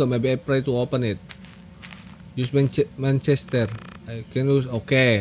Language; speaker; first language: English; non-native, learner; Indonesian